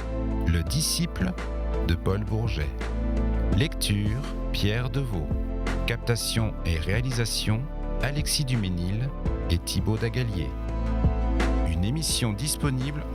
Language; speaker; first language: French; native; French